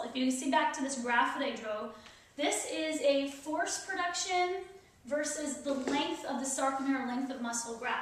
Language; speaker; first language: English; native; English